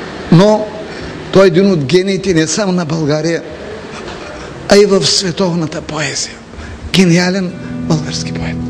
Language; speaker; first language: Bulgarian; native; Bulgarian